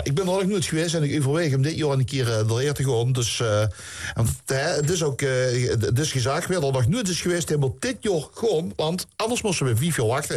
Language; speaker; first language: Dutch; native; Dutch